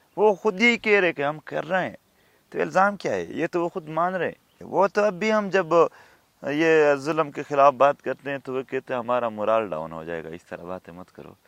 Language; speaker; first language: Urdu; non-native, local second language; Pashto